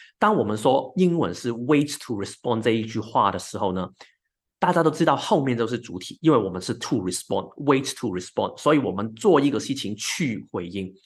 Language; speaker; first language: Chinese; non-native, local second language; Cantonese